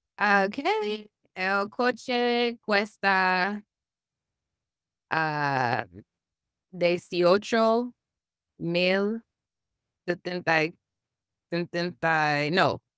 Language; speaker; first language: Spanish; non-native, learner; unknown